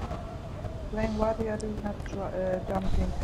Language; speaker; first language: English; non-native, fluent; Polish